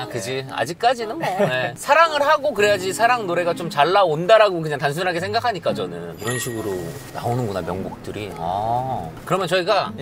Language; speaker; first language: Korean; native; Korean